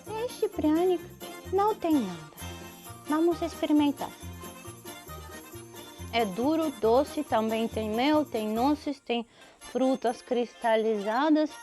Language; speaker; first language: Portuguese; non-native, fluent; Russian